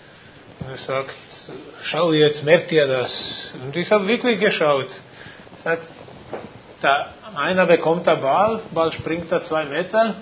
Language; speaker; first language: German; non-native, fluent; Croatian